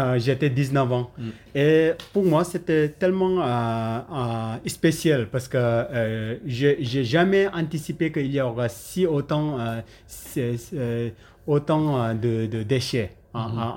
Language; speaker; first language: French; non-native, learner; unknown